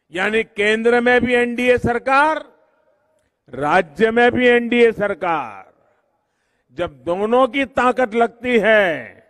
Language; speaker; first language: Hindi; non-native, local second language; Gujarati